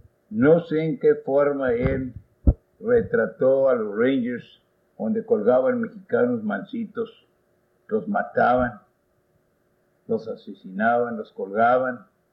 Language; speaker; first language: Spanish; early bilingual, heritage; Spanish